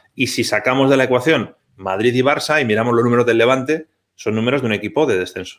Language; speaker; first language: Spanish; native; Spanish